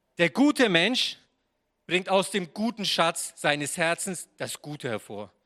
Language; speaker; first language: German; non-native, fluent; Serbian